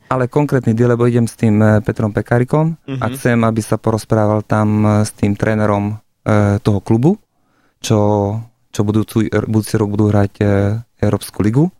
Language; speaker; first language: Slovak; non-native, local second language; Hungarian